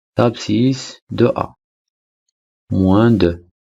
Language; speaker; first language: French; non-native, local second language; Arabic